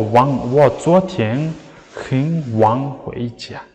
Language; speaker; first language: Chinese; non-native, fluent; Mongolian